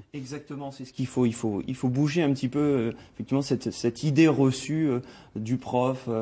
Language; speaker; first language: French; native; French